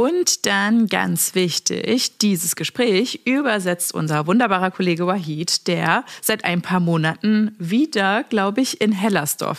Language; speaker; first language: German; native; German